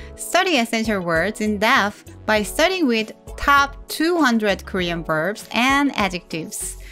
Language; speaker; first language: English; non-native, fluent; Korean